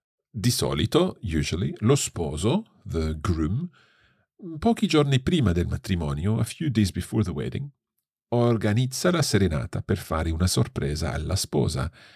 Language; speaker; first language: Italian; non-native, fluent; English